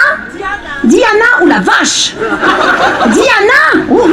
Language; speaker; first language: French; native; French